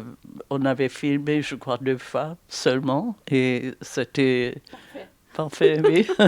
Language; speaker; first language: French; non-native, fluent; German